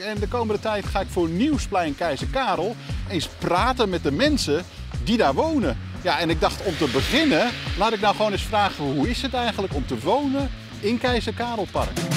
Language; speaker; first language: Dutch; native; Dutch